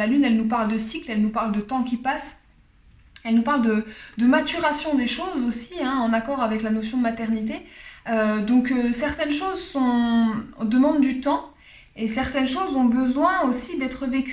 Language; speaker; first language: French; native; French